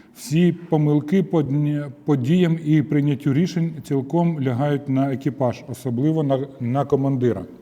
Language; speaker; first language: Ukrainian; non-native, local second language; Russian